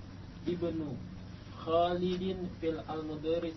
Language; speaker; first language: Arabic; non-native, learner; Indonesian